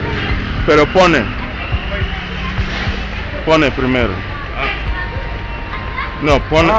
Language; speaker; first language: Spanish; non-native, learner; English